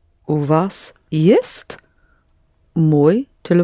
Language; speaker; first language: Russian; non-native, learner; English